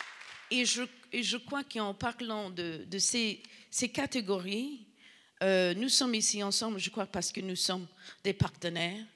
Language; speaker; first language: French; non-native, fluent; English